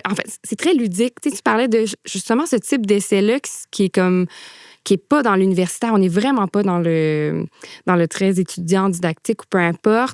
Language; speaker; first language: French; native; French